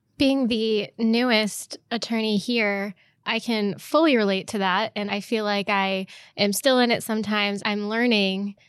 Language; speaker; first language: English; native; English